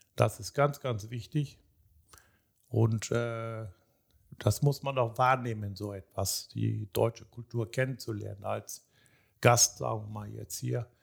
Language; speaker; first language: German; early bilingual, other home language; Turkish